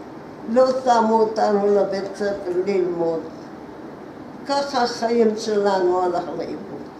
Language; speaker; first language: Hebrew; early bilingual, other home language; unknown